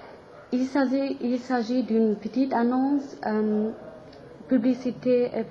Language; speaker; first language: French; non-native, learner; German